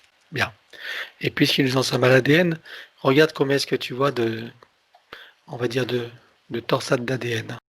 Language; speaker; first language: French; native; French